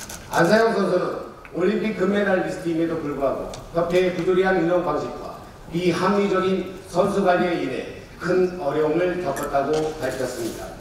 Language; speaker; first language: Korean; native; Korean